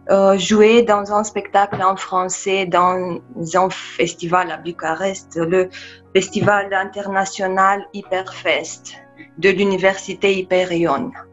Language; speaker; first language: French; non-native, fluent; Romanian